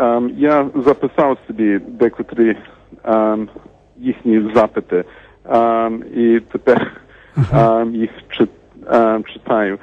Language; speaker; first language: Ukrainian; early bilingual, heritage; Ukrainian